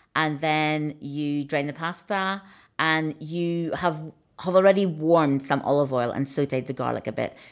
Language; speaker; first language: English; native; English